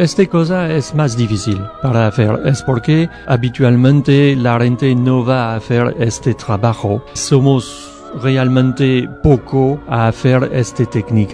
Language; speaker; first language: Spanish; non-native, learner; French